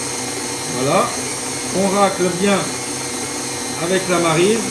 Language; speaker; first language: French; native; French